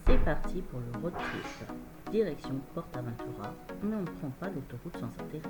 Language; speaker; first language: French; native; French